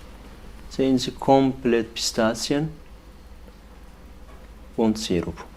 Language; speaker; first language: German; non-native, learner; Turkish